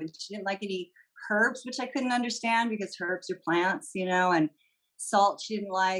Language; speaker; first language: English; native; English